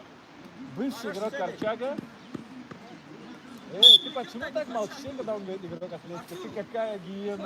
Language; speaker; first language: Russian; non-native, local second language; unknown